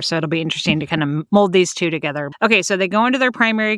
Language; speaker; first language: English; native; English